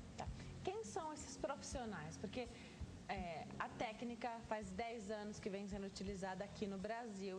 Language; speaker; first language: Portuguese; native; Portuguese